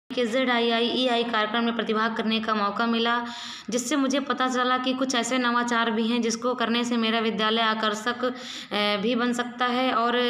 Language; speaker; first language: Hindi; native; Hindi